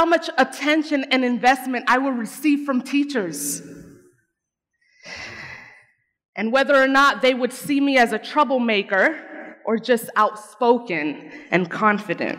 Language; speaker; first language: English; early bilingual, other home language; Spanish